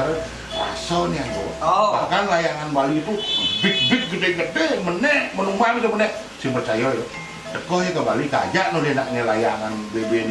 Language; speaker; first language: Indonesian; non-native, local second language; Balinese